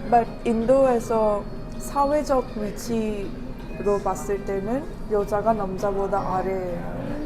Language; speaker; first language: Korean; non-native, fluent; Hindi